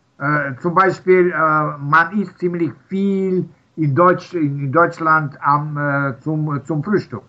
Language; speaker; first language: German; non-native, learner; Russian